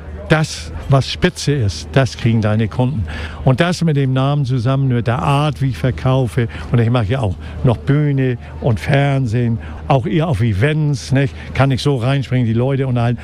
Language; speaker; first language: German; native; German